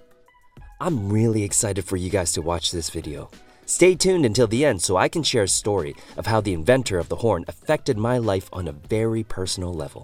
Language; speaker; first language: English; native; English